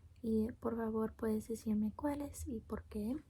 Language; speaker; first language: Spanish; non-native, learner; English